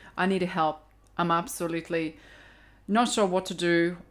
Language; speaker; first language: English; non-native, fluent; Croatian